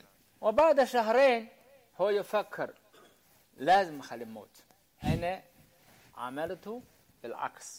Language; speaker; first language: Arabic; non-native, learner; Chinese